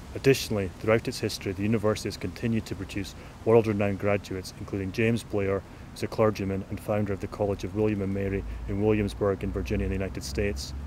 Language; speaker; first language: English; native; English